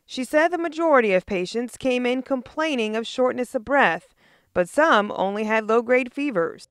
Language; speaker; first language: English; native; English